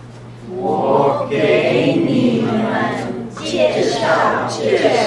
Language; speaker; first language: Chinese; non-native, learner; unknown